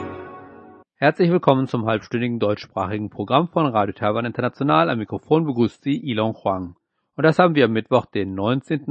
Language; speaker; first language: German; non-native, fluent; Chinese